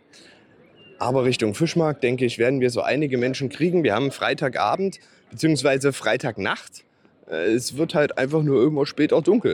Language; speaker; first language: German; native; German